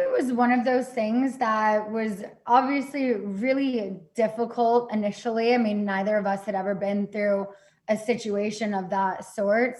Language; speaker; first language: English; native; English